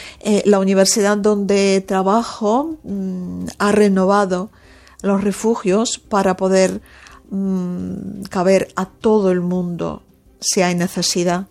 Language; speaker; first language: Spanish; non-native, fluent; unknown